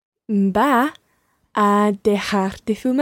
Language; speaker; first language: Spanish; non-native, learner; English